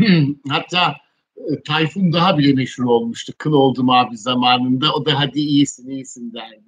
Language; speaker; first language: Turkish; native; Turkish